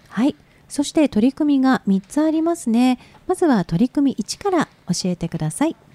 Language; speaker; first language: Japanese; native; Japanese